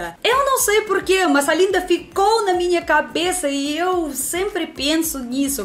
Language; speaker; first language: Portuguese; non-native, learner; Russian